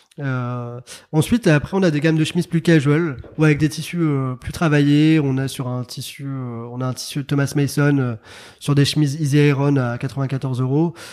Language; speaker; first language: French; early bilingual, other home language; Arabic